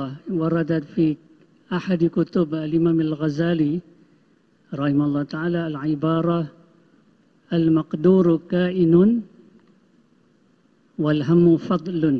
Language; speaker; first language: Arabic; non-native, fluent; Malay